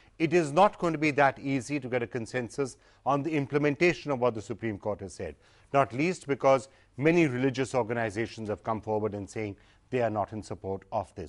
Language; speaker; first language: English; non-native, local second language; Hindi